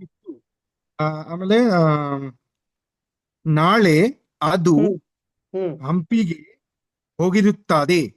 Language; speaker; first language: Kannada; non-native, learner; English